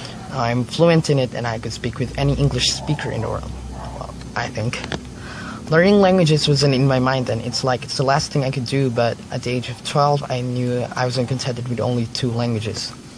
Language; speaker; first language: English; non-native, local second language; Filipino